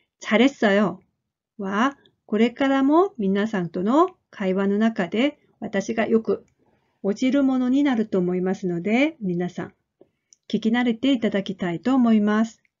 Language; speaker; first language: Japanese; non-native, fluent; Korean